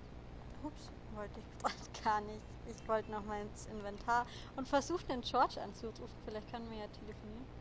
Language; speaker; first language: German; native; German